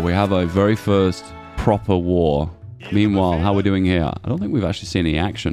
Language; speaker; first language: English; native; English